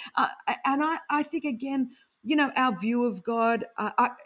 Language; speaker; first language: English; non-native, local second language; Greek